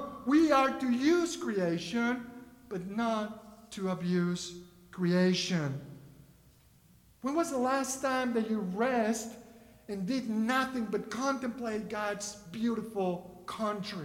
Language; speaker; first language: English; non-native, fluent; Spanish